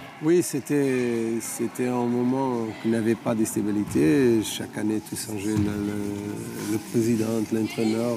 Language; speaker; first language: French; non-native, fluent; Portuguese